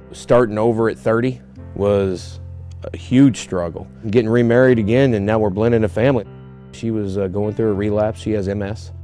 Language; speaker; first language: English; native; English